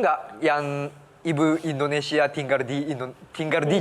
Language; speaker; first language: Indonesian; early bilingual, heritage; Japanese